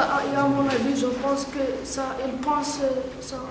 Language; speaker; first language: French; non-native, learner; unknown